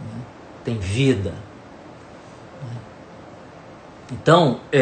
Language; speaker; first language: Portuguese; native; Portuguese